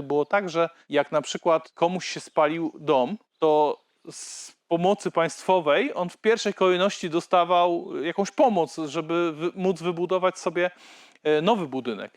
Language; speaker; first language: Polish; native; Polish